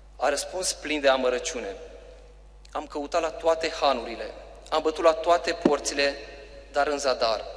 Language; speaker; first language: Romanian; native; Romanian